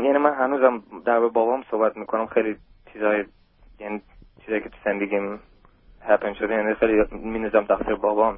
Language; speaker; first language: Persian; early bilingual, heritage; German